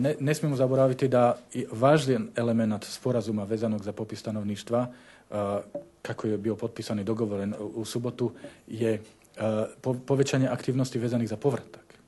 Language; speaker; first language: Bosnian; non-native, fluent; Slovak